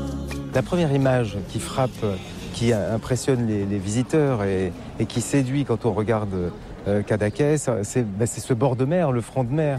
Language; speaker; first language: French; native; French